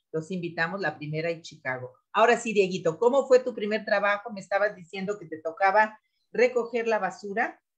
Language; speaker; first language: Spanish; native; Spanish